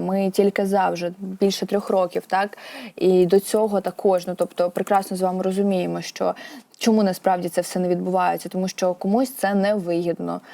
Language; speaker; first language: Ukrainian; native; Ukrainian